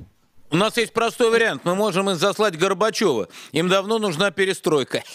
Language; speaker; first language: Russian; native; Russian